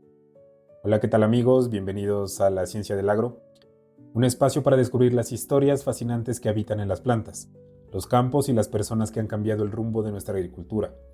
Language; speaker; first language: Spanish; native; Spanish